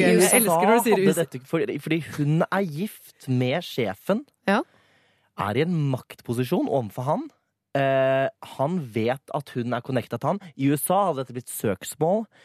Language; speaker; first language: Norwegian; native; Norwegian